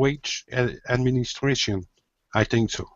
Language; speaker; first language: English; non-native, learner; French